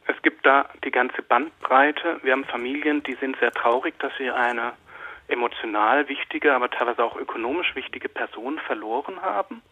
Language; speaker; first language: German; native; German